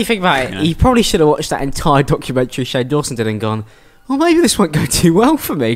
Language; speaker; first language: English; native; English